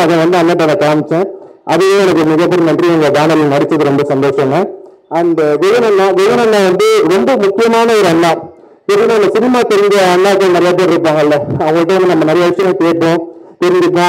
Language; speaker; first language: Tamil; native; Tamil